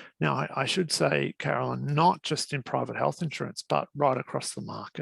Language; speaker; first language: English; native; English